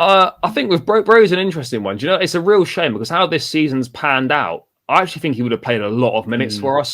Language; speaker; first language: English; native; English